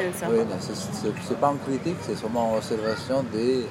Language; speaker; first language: French; non-native, fluent; Italian